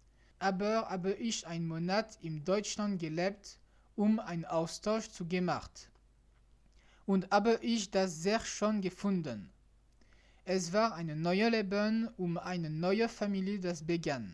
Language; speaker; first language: German; non-native, learner; French